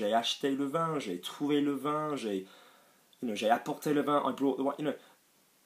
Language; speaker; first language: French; non-native, fluent; English